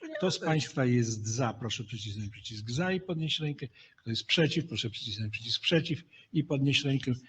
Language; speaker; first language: Polish; native; Polish